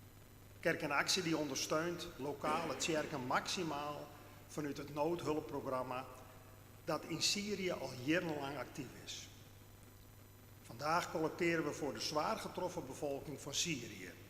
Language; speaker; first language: Dutch; non-native, local second language; Western Frisian